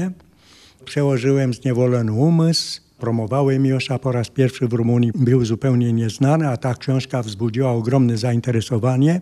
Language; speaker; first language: Polish; non-native, fluent; Romanian